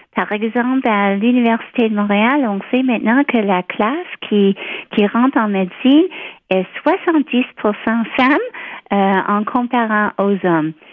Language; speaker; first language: French; non-native, local second language; English